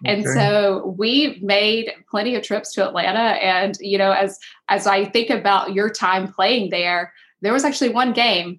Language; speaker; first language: English; native; English